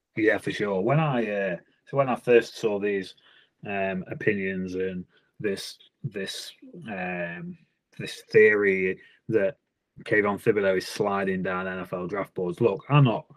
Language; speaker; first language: English; native; English